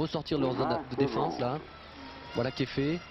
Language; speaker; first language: French; native; French